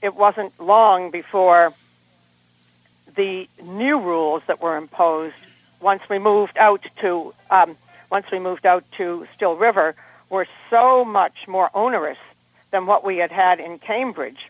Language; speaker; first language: English; native; English